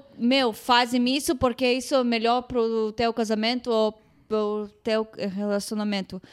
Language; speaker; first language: Portuguese; non-native, fluent; Hebrew